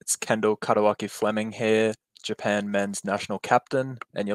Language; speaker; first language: English; non-native, local second language; Japanese